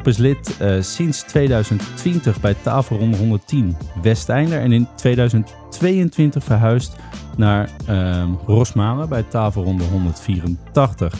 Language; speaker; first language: Dutch; native; Dutch